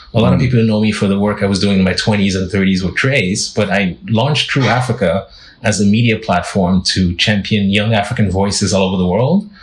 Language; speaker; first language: English; non-native, fluent; French